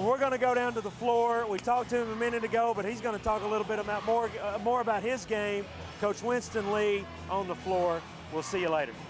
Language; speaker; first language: English; native; English